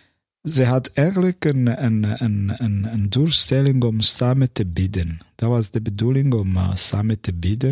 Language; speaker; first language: Dutch; non-native, fluent; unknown